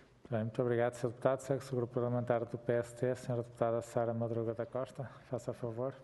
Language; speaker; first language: Portuguese; native; Portuguese